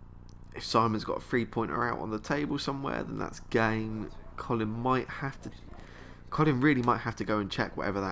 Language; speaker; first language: English; native; English